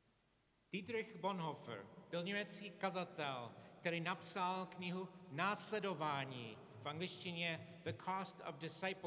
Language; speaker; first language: Czech; non-native, fluent; English